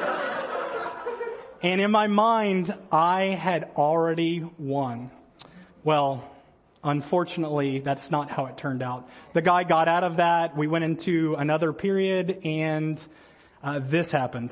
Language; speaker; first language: English; native; English